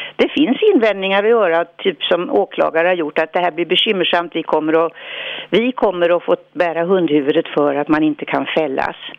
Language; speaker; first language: Swedish; native; Swedish